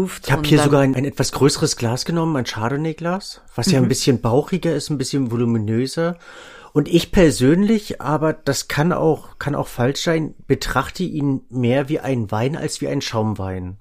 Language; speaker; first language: German; native; German